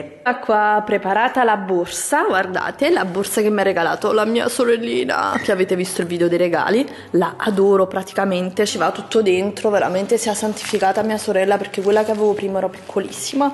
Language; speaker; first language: Italian; native; Italian